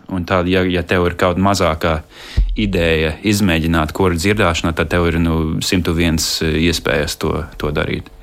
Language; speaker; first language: Latvian; non-native, fluent; English